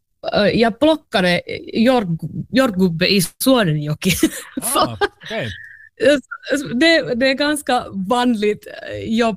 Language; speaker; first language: Swedish; non-native, learner; Finnish